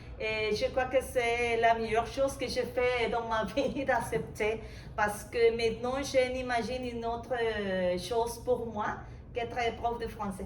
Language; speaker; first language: French; non-native, fluent; Spanish